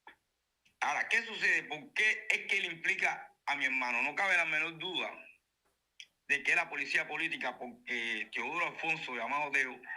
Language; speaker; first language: Spanish; native; Spanish